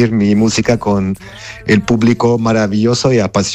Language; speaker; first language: Spanish; non-native, fluent; Armenian